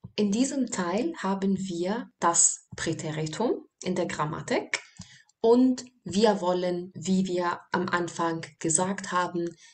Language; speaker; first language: German; non-native, fluent; Arabic